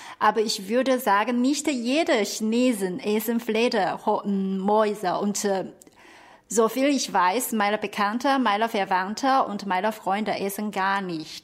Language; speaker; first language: German; non-native, fluent; Chinese